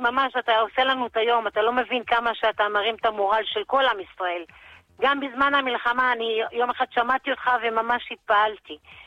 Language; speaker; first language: Hebrew; native; Hebrew